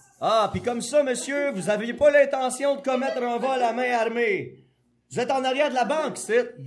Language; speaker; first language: French; native; French